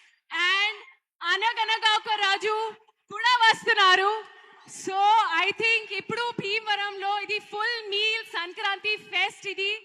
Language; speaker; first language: Telugu; non-native, learner; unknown